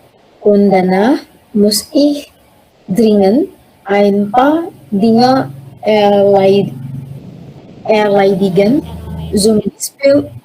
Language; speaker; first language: German; non-native, learner; Indonesian